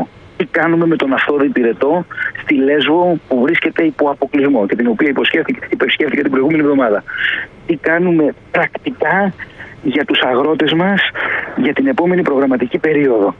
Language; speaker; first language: Greek; native; Greek